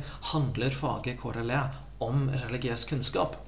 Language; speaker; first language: Norwegian; non-native, fluent; English